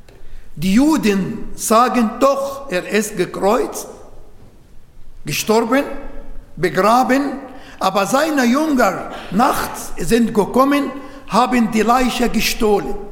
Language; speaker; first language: German; non-native, learner; Arabic